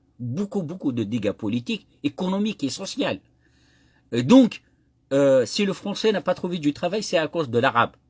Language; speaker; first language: French; non-native, local second language; Kabyle